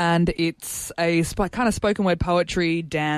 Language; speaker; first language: English; native; English